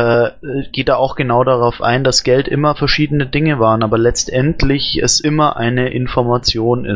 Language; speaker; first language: German; native; German